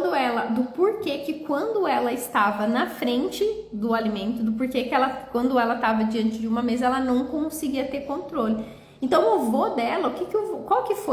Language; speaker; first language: Portuguese; native; Portuguese